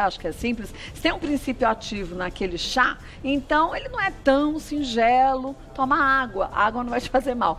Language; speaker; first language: Portuguese; native; Portuguese